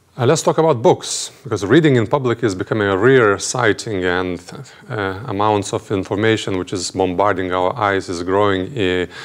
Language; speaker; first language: English; non-native, fluent; Lithuanian